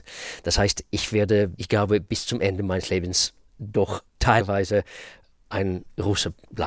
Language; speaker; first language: German; non-native, fluent; Russian